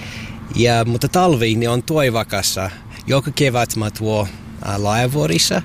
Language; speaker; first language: Finnish; non-native, learner; English